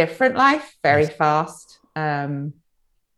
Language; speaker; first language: English; native; English